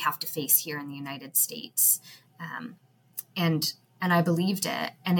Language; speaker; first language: English; native; English